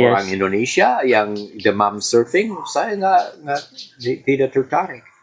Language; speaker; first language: Indonesian; non-native, fluent; English